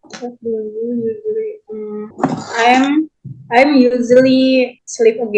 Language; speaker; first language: English; non-native, learner; Indonesian